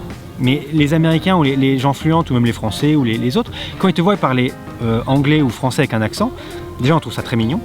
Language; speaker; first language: French; native; French